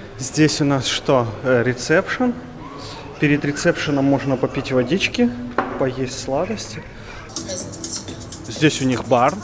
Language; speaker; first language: Russian; native; Russian